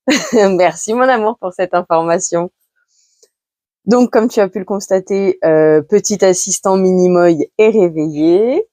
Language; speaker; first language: French; native; French